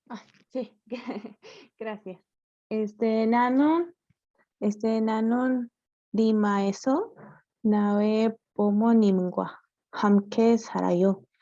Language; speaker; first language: Korean; non-native, learner; Spanish